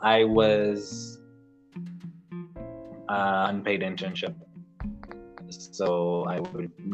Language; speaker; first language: English; non-native, local second language; Ganda